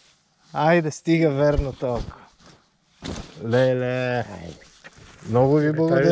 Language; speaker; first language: Bulgarian; native; Bulgarian